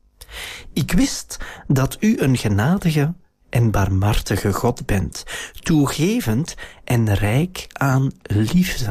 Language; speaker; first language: Dutch; native; Dutch